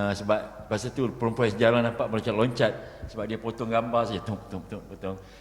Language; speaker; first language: Malay; native; Malay